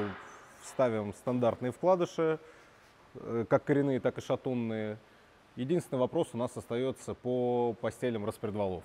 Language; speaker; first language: Russian; native; Russian